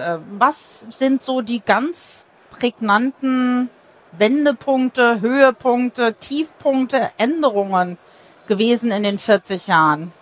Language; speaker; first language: German; native; German